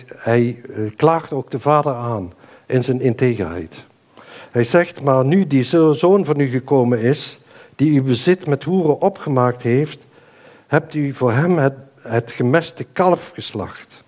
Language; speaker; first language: Dutch; native; Dutch